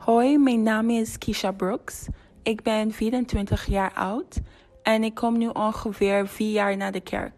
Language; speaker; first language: Dutch; non-native, fluent; English